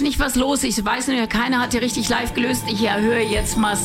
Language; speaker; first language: German; native; German